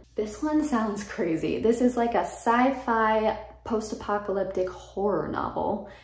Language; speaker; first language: English; native; English